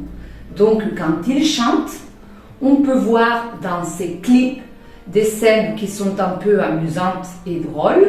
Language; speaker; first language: French; non-native, fluent; Spanish